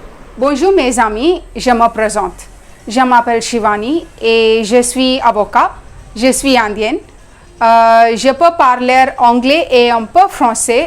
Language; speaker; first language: French; non-native, learner; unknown